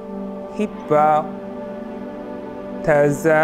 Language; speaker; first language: Vietnamese; non-native, learner; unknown